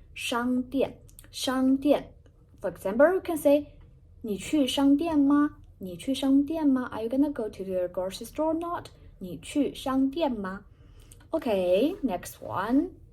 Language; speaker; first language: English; non-native, fluent; Chinese